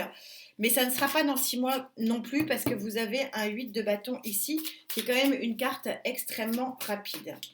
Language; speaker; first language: French; native; French